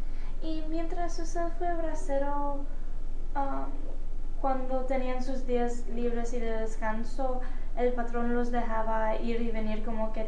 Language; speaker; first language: Spanish; early bilingual, heritage; Spanish